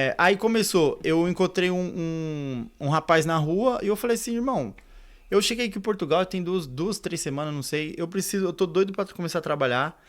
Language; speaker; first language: Portuguese; native; Portuguese